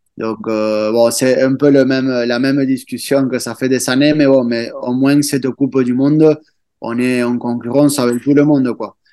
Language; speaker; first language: French; non-native, fluent; Spanish